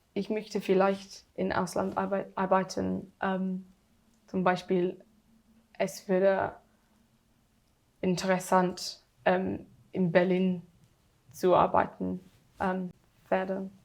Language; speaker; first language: German; non-native, learner; English